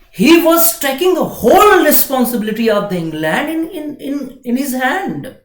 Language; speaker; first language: English; non-native, local second language; Hindi